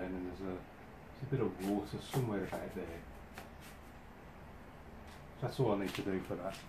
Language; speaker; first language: English; native; English